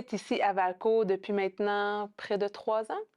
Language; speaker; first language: French; native; French